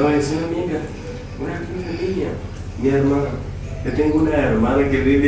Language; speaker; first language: Spanish; non-native, learner; Haitian Creole